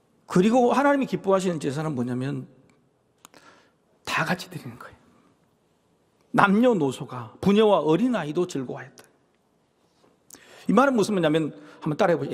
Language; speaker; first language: Korean; native; Korean